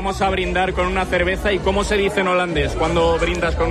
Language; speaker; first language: Spanish; native; Spanish